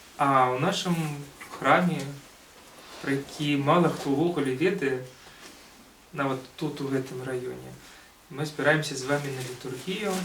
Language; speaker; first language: Belarusian; non-native, local second language; Russian